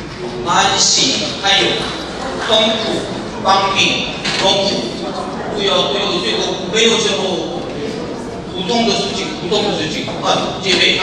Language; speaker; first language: Chinese; non-native, learner; Korean